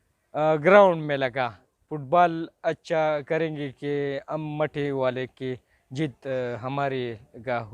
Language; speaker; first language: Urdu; non-native, local second language; Pashto